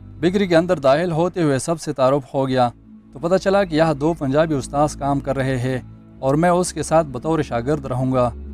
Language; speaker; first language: Urdu; non-native, local second language; Pashto